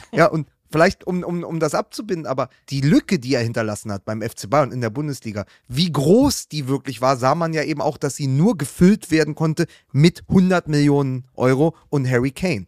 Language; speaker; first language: German; native; German